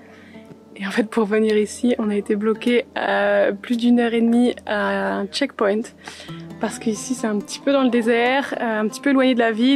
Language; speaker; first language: French; native; French